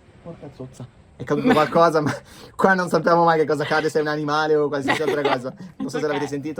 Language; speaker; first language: Italian; native; Italian